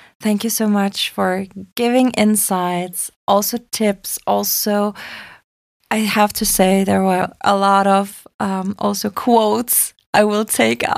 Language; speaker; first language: English; non-native, fluent; German